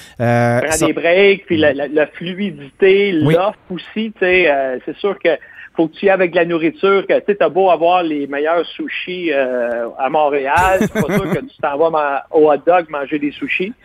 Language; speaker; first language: French; native; French